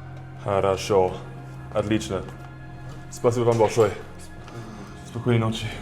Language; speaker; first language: Russian; non-native, learner; English